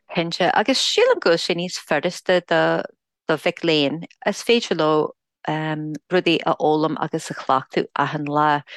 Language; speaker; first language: Irish; non-native, fluent; English